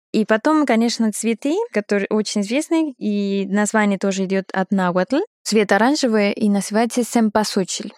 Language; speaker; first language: Russian; non-native, fluent; Spanish